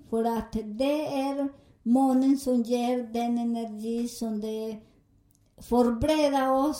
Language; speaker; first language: Swedish; non-native, learner; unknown